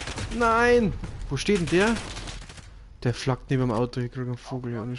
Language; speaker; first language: German; native; German